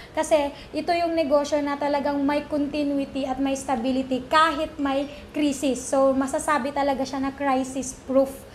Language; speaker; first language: Filipino; non-native, local second language; Cebuano